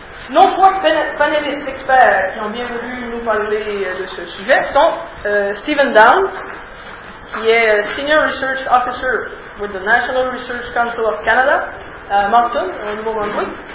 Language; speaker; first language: French; native; French